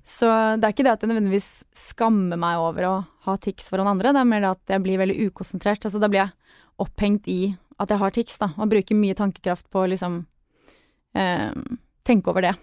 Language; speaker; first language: Norwegian; native; Norwegian